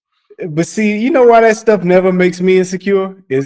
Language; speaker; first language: English; native; English